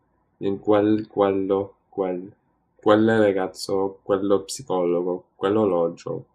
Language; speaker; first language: Italian; non-native, learner; English